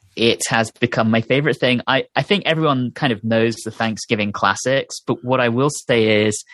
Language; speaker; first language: English; native; English